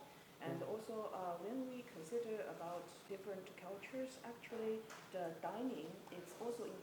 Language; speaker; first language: English; non-native, fluent; Chinese